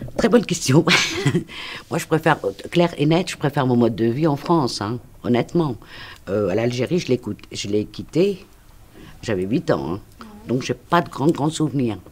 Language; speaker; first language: French; early bilingual, other home language; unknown